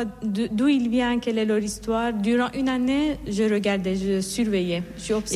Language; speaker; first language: French; non-native, fluent; Assyrian Neo-Aramaic